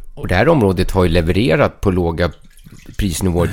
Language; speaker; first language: Swedish; native; Swedish